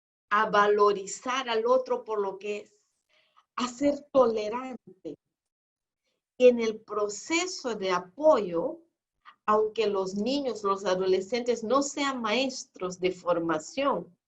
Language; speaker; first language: Spanish; non-native, fluent; Portuguese